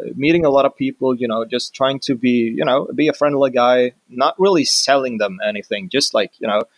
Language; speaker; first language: English; non-native, fluent; Swedish